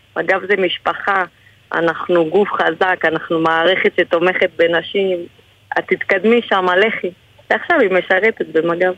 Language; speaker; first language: Hebrew; early bilingual, other home language; Spanish